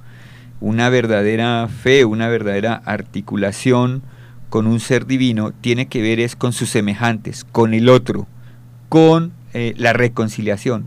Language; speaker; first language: Spanish; native; Spanish